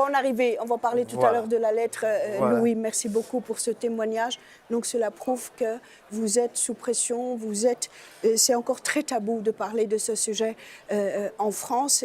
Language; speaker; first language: French; native; French